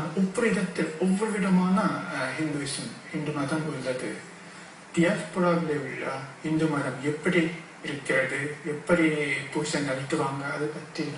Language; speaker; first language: Tamil; non-native, fluent; Japanese